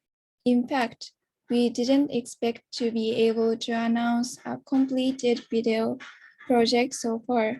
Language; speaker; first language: English; non-native, learner; Japanese